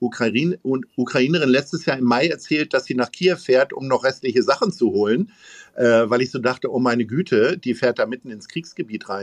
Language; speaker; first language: German; native; German